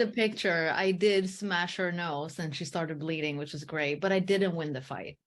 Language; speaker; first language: English; early bilingual, heritage; English